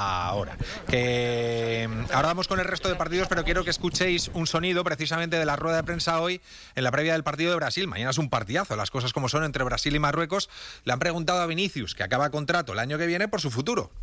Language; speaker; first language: Spanish; native; Spanish